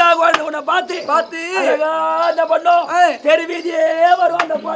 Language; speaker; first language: Tamil; native; Tamil